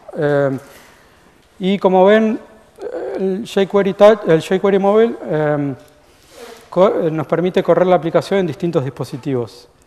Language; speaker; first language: Spanish; native; Spanish